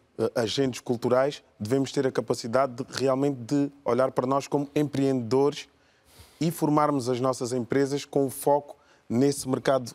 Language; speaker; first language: Portuguese; early bilingual, other home language; Kabuverdianu